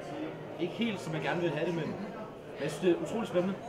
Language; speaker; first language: Danish; native; Danish